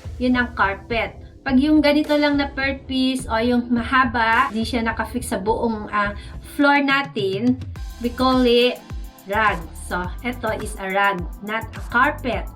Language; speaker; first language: Filipino; native; Filipino